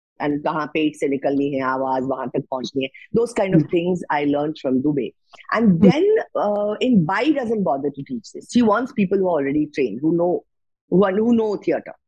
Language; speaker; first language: English; non-native, local second language; Marathi